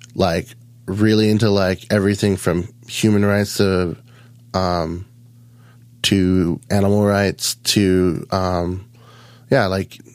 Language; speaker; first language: English; native; English